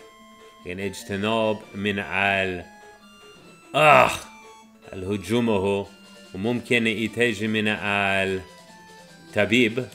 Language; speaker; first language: Arabic; non-native, learner; English